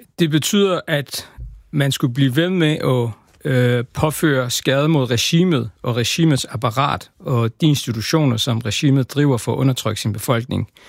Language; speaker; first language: Danish; early bilingual, other home language; Persian